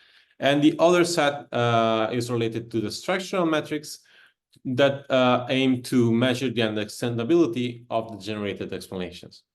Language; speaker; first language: English; non-native, fluent; Italian